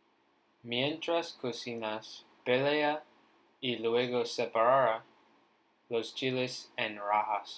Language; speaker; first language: Spanish; non-native, learner; English